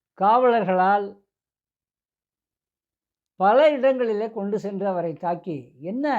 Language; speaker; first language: Tamil; native; Tamil